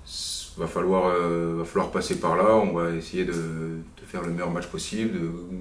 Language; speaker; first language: French; native; French